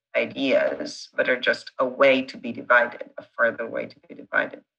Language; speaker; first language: English; non-native, fluent; Italian